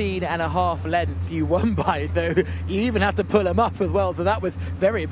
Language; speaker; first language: English; native; English